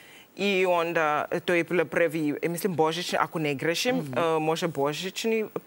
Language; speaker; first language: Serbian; non-native, learner; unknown